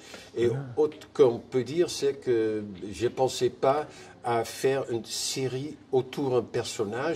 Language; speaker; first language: French; non-native, fluent; Dutch